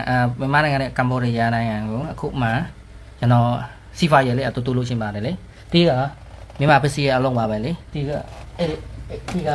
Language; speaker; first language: Burmese; non-native, learner; Khmer